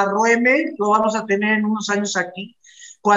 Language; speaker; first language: Spanish; native; Spanish